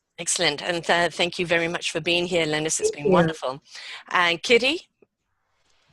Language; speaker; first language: English; native; English